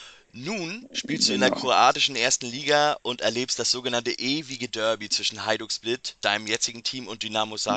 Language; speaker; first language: German; native; German